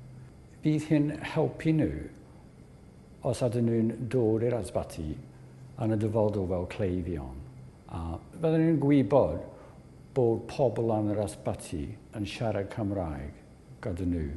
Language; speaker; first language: Welsh; non-native, learner; English